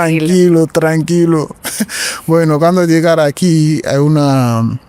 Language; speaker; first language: Spanish; non-native, learner; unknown